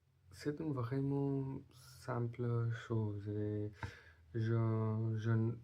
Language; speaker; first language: French; non-native, learner; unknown